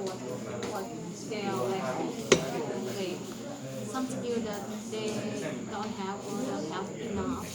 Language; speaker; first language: English; non-native, learner; Indonesian